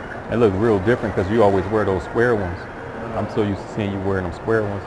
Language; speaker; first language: English; native; English